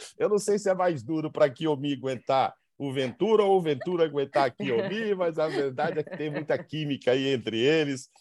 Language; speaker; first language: Portuguese; native; Portuguese